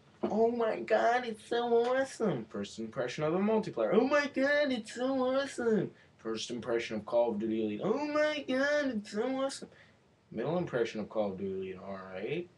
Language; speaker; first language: English; native; English